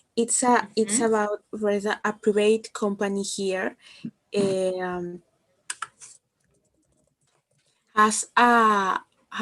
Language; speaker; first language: English; non-native, learner; Spanish